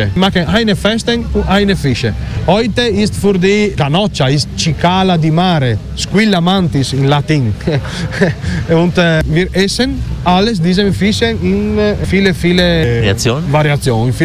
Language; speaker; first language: German; non-native, learner; Italian